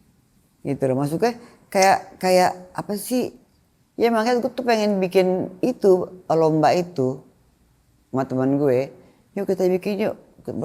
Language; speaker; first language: Indonesian; native; Indonesian